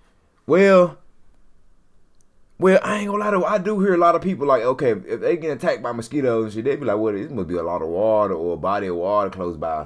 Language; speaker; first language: English; native; English